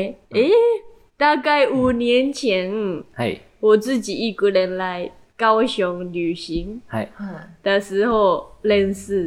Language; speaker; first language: Chinese; non-native, learner; Japanese